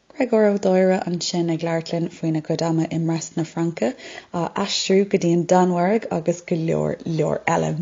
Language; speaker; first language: Irish; non-native, local second language; English